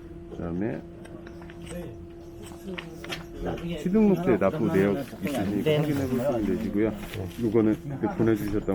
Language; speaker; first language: Korean; native; Korean